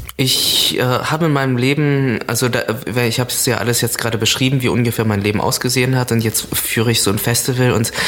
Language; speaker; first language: German; native; German